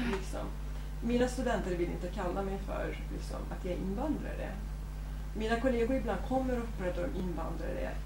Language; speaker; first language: Swedish; non-native, fluent; Kurdish